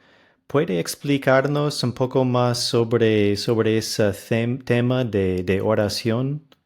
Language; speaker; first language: Spanish; non-native, fluent; English